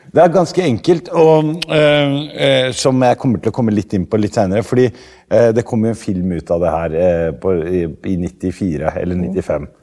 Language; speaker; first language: Norwegian; early bilingual, other home language; Arabic